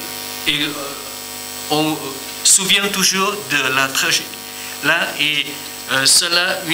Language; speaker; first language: French; non-native, learner; Vietnamese